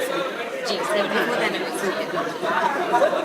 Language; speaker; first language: Hindi; native; Hindi